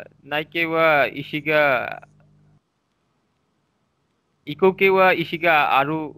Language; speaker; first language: Japanese; non-native, learner; Bangla